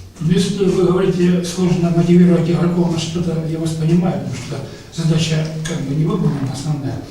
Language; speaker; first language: Russian; native; Russian